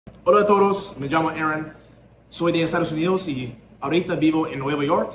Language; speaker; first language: Spanish; non-native, learner; English